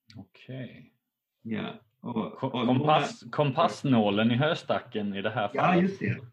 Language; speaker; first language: Swedish; non-native, fluent; English